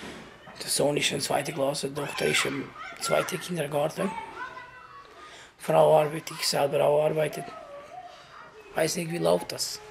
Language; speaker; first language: German; non-native, learner; Albanian